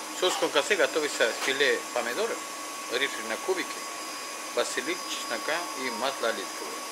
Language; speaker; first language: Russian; non-native, learner; Spanish